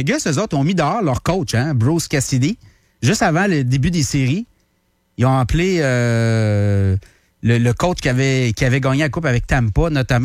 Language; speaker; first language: French; native; French